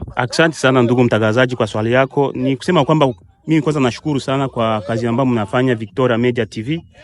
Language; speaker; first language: Swahili; native; Swahili